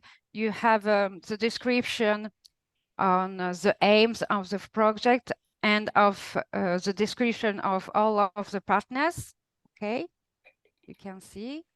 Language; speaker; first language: English; non-native, fluent; Italian